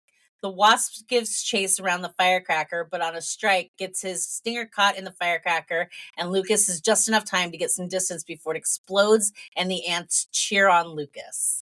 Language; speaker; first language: English; native; English